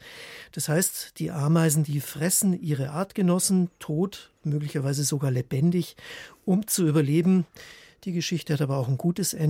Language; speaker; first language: German; native; German